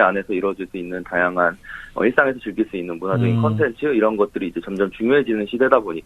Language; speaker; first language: Korean; native; Korean